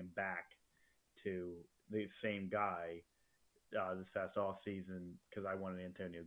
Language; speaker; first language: English; native; English